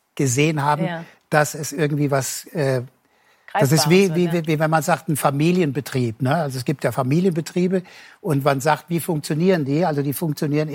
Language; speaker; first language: German; native; German